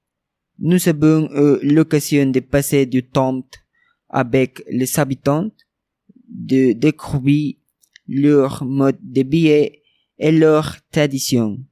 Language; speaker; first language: French; non-native, learner; Spanish